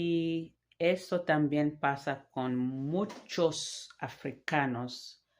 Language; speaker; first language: Spanish; non-native, fluent; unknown